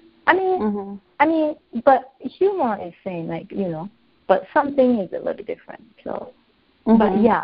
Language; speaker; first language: English; non-native, fluent; Japanese